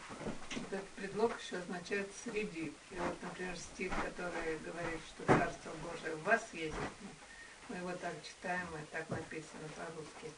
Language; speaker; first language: Russian; native; Russian